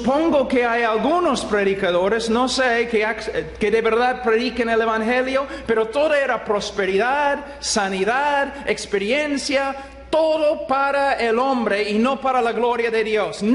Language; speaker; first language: Spanish; non-native, fluent; English